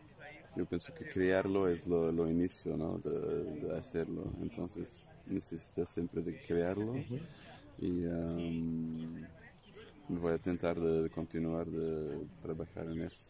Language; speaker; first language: Spanish; non-native, fluent; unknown